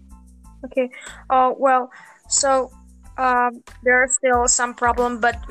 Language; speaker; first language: English; non-native, learner; Indonesian